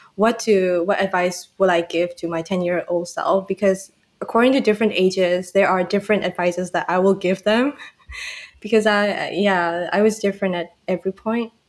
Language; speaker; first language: English; non-native, fluent; Burmese